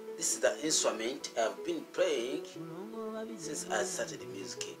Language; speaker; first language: English; non-native, local second language; Ganda